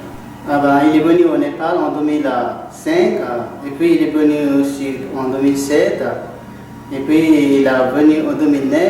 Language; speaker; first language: French; non-native, learner; Nepali